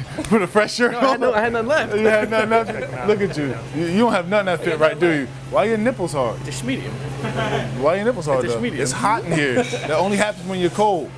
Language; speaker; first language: English; native; English